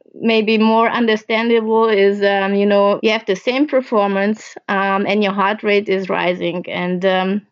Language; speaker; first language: English; early bilingual, other home language; Hungarian